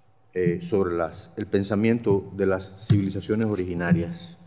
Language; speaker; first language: Spanish; native; Spanish